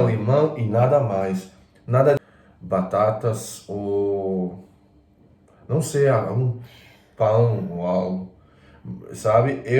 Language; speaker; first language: Portuguese; non-native, fluent; Croatian